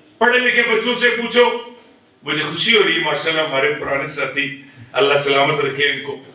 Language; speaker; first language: Urdu; non-native, local second language; Punjabi